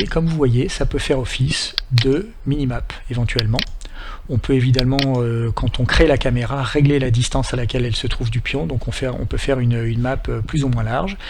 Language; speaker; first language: French; native; French